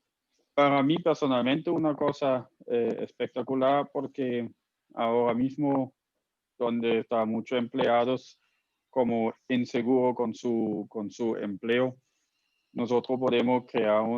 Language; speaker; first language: Spanish; non-native, fluent; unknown